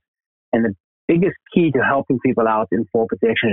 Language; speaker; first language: English; native; English